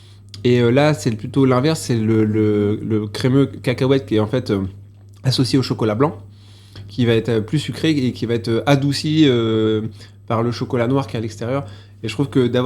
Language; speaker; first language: French; native; French